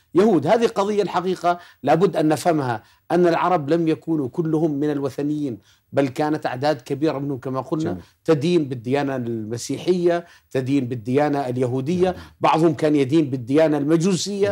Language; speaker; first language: Arabic; native; Arabic